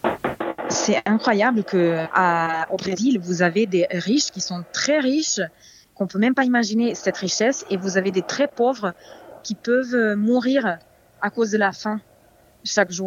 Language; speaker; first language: French; non-native, fluent; Serbian